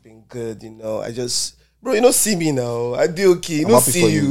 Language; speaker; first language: English; non-native, local second language; Igbo